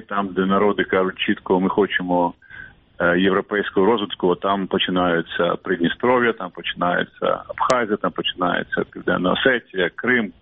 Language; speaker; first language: Ukrainian; native; Ukrainian